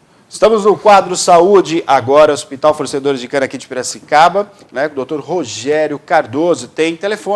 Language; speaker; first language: Portuguese; native; Portuguese